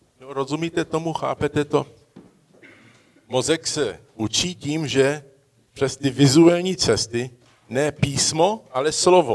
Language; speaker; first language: Czech; early bilingual, heritage; Czech